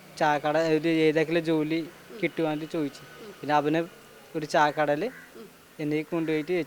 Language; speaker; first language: Malayalam; non-native, learner; Odia